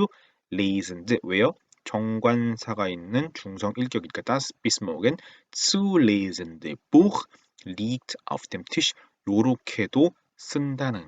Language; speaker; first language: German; non-native, fluent; Korean